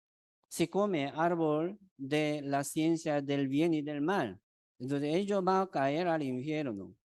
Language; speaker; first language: Spanish; non-native, fluent; Korean